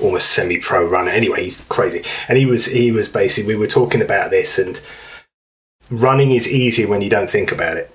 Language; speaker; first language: English; native; English